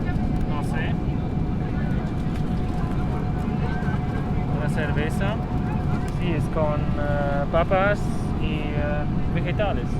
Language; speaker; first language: Spanish; non-native, learner; German